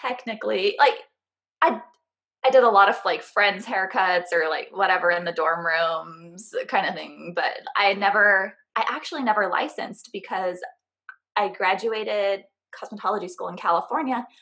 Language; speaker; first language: English; native; English